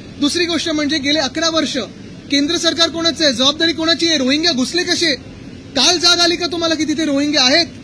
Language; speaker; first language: Marathi; native; Marathi